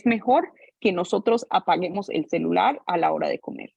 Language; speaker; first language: Spanish; non-native, fluent; English